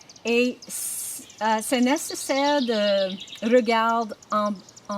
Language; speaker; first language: French; non-native, local second language; English